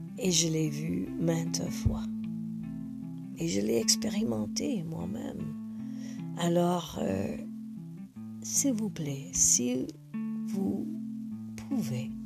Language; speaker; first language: French; non-native, fluent; English